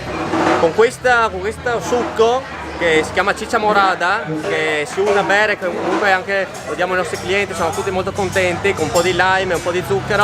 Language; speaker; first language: Italian; non-native, fluent; Spanish